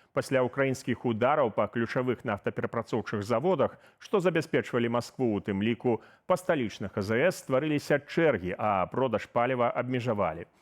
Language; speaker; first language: Belarusian; native; Belarusian